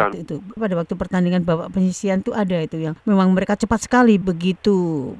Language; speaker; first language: Indonesian; native; Indonesian